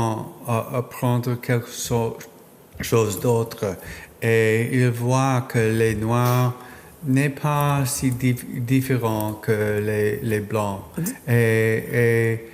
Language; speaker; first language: French; non-native, learner; English